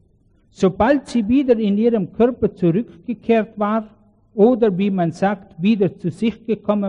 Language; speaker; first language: German; native; German